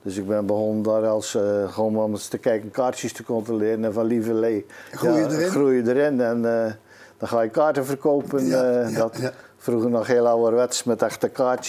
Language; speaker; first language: Dutch; native; Dutch